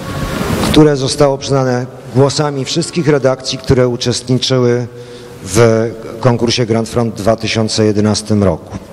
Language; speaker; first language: Polish; native; Polish